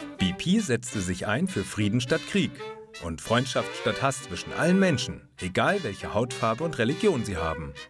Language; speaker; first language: German; native; German